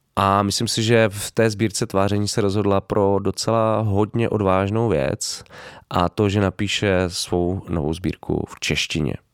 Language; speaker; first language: Czech; native; Czech